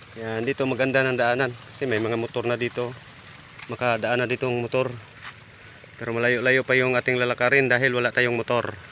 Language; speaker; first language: Filipino; non-native, local second language; Cebuano